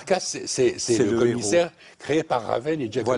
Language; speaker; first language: French; native; French